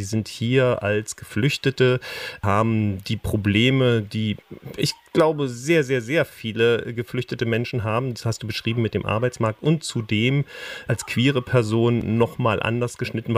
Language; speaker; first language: German; native; German